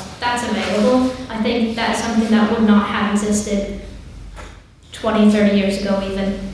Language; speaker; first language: English; native; English